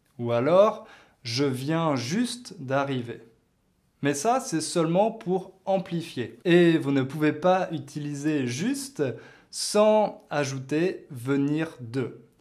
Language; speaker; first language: French; native; French